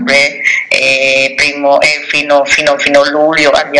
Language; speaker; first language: Italian; non-native, learner; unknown